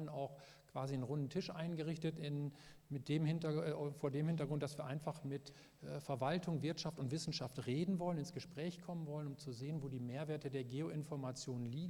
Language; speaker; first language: German; native; German